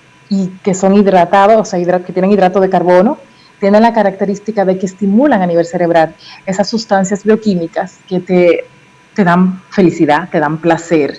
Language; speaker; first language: Spanish; native; Spanish